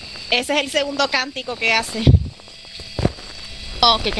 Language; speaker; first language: Spanish; native; Spanish